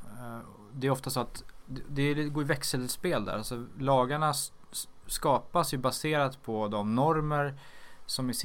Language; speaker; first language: Swedish; native; Swedish